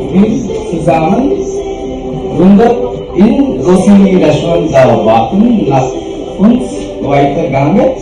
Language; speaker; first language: German; non-native, learner; Konkani